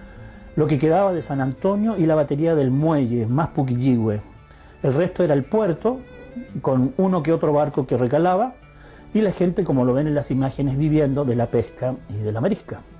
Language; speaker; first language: Spanish; native; Spanish